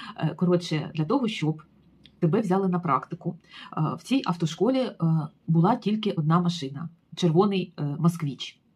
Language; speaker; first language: Ukrainian; native; Ukrainian